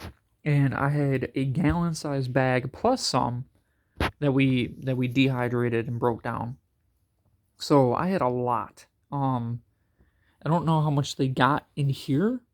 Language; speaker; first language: English; native; English